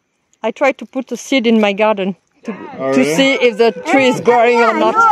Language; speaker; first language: English; non-native, learner; French